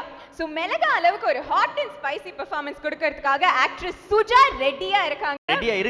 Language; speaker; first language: Tamil; native; Tamil